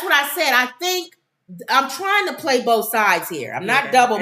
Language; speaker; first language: English; native; English